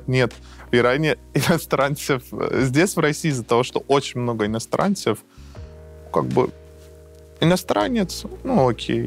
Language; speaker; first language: Russian; non-native, fluent; Persian